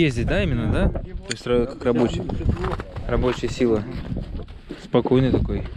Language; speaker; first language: Russian; native; Russian